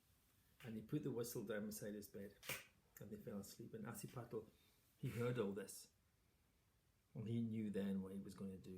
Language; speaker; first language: English; native; English